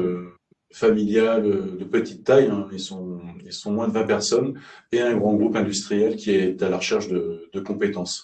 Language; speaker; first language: French; native; French